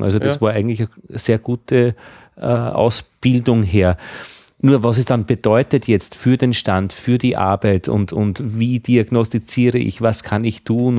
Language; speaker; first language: German; native; German